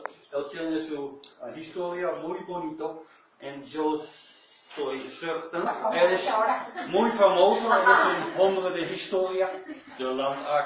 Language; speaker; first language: Spanish; non-native, learner; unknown